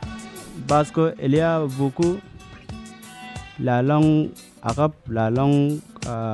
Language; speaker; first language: French; non-native, learner; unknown